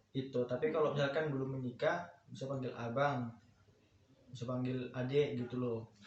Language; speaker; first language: Indonesian; native; Indonesian